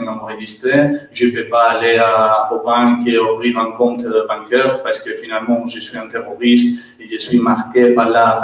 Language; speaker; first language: French; non-native, learner; Catalan